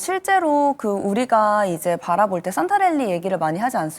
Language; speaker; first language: Korean; native; Korean